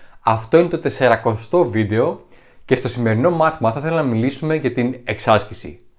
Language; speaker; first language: Greek; native; Greek